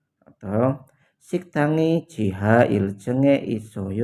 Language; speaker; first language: Korean; non-native, learner; Indonesian